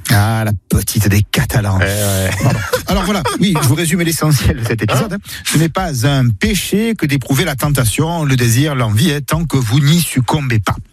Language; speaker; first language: French; native; French